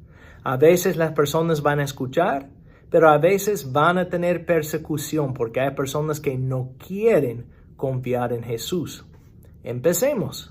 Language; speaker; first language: Spanish; non-native, fluent; English